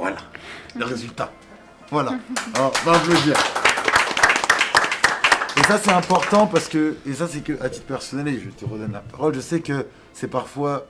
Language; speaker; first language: French; native; French